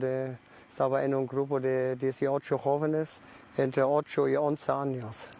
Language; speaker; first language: Spanish; non-native, local second language; German